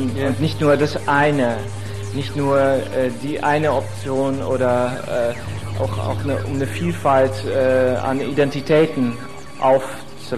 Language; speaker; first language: German; non-native, fluent; Dutch